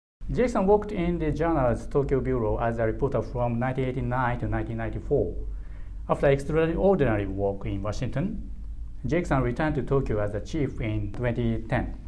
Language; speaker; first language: English; non-native, fluent; Japanese